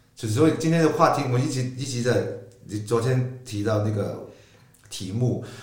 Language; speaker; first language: Chinese; non-native, local second language; Cantonese